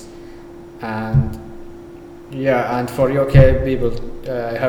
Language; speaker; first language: English; non-native, fluent; Arabic